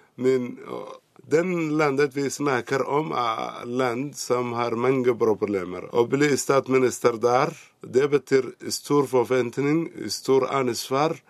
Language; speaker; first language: Norwegian; non-native, fluent; Somali